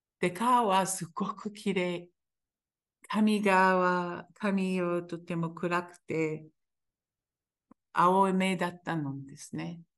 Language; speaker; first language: Japanese; non-native, fluent; Hebrew